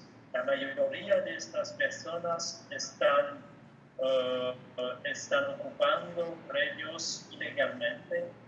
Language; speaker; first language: Spanish; non-native, fluent; French